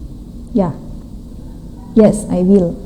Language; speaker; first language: English; non-native, fluent; Indonesian